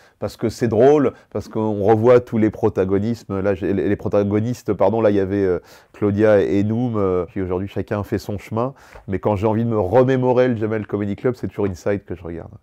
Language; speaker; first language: French; native; French